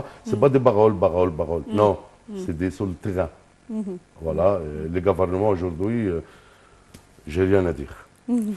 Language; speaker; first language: French; non-native, fluent; Arabic